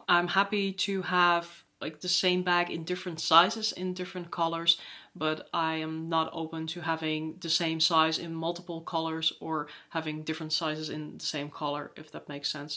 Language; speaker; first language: English; non-native, fluent; Dutch